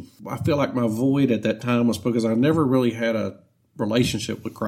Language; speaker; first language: English; native; English